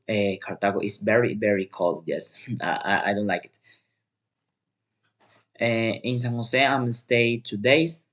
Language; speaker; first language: English; non-native, learner; Spanish